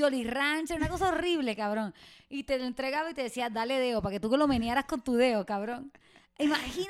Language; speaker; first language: Spanish; native; Spanish